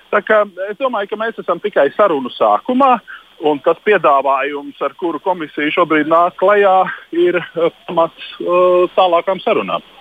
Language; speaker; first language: Latvian; non-native, local second language; Russian